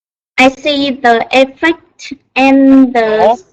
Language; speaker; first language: English; non-native, learner; Vietnamese